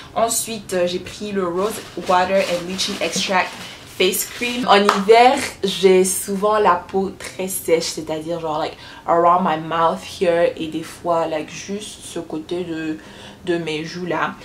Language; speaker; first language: French; native; French